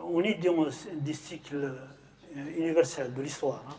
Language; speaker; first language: French; non-native, local second language; Arabic